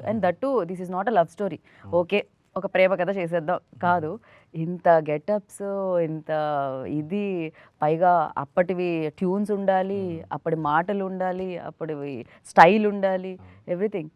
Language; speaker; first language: Telugu; native; Telugu